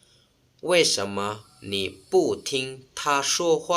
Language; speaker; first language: Chinese; non-native, fluent; Lao